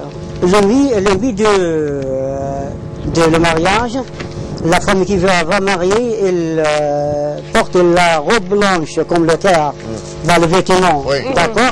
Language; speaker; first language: French; non-native, learner; Arabic